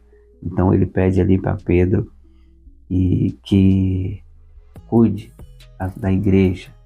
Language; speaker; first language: Portuguese; native; Portuguese